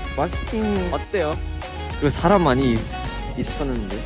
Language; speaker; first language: Korean; non-native, learner; Thai